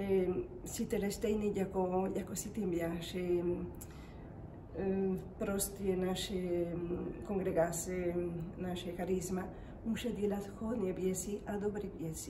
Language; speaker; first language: Czech; non-native, learner; Spanish